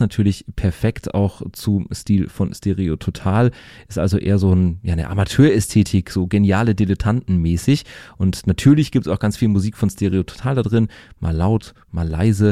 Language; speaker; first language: German; native; German